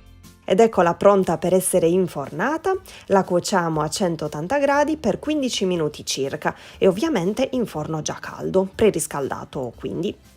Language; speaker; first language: Italian; native; Italian